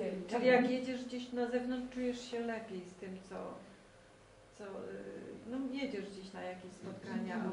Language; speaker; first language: Polish; native; Polish